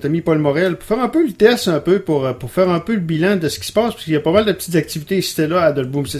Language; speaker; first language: French; native; French